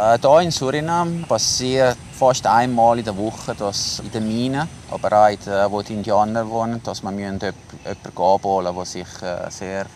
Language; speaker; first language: German; non-native, local second language; Italian